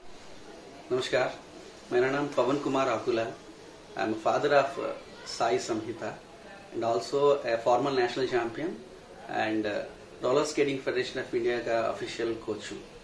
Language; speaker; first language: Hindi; non-native, local second language; Telugu